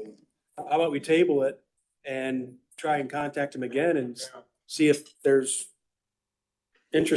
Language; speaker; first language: English; native; English